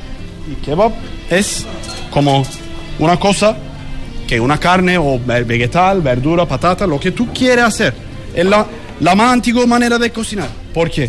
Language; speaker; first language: Spanish; non-native, learner; Turkish